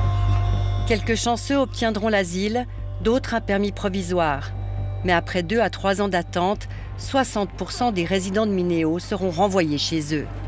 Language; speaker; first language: French; native; French